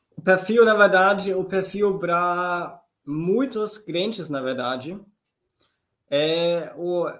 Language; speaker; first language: Portuguese; non-native, fluent; German